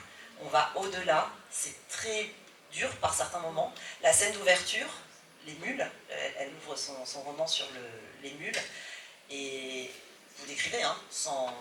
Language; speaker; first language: French; native; French